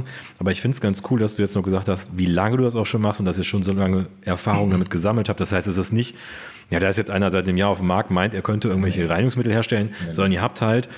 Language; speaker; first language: German; native; German